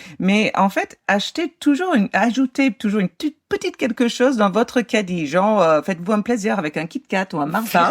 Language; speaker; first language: French; non-native, fluent; English